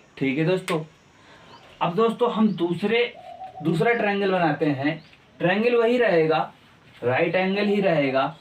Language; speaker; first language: Hindi; native; Hindi